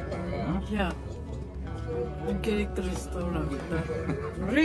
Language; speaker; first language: English; non-native, local second language; Filipino